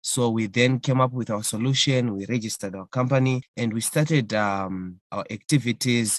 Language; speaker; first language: English; non-native, local second language; Shona